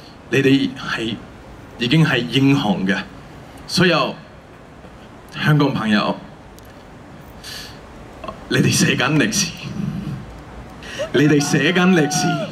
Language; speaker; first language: Cantonese; non-native, fluent; Spanish